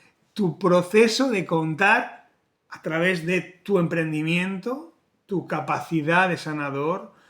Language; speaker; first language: Spanish; native; Spanish